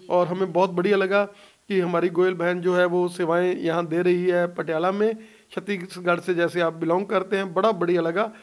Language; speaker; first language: Hindi; non-native, local second language; Punjabi